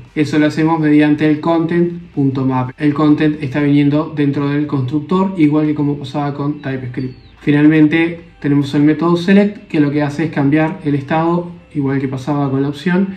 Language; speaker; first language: Spanish; native; Spanish